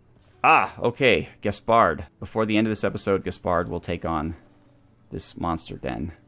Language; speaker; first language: English; native; English